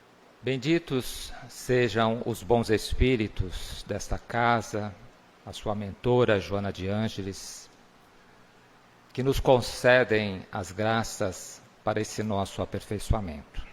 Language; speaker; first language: Portuguese; native; Portuguese